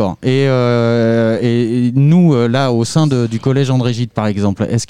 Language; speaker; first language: French; native; French